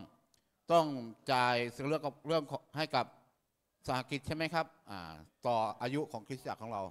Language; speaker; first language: Thai; native; Thai